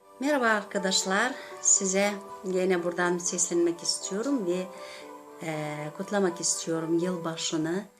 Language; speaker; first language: Turkish; non-native, learner; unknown